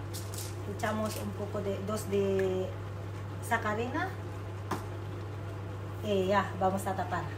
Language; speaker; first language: Spanish; non-native, learner; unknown